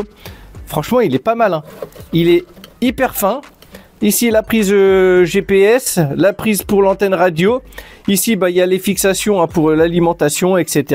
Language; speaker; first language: French; native; French